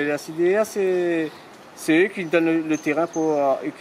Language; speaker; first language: French; non-native, local second language; Réunion Creole French